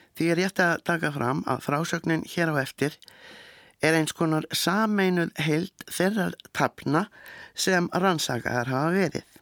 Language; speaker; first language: Icelandic; native; Icelandic